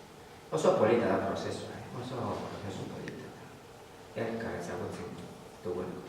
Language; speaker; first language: Basque; non-native, learner; Spanish